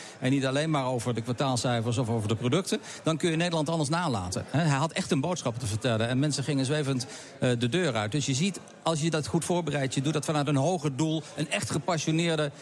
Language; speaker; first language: Dutch; native; Dutch